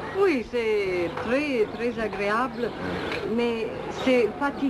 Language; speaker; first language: French; non-native, fluent; Italian